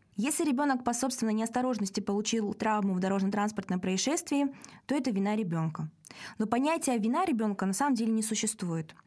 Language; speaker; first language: Russian; native; Russian